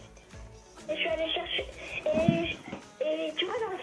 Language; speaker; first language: French; early bilingual, other home language; Turkish